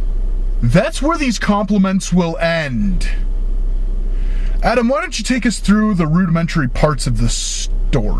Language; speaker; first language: English; native; English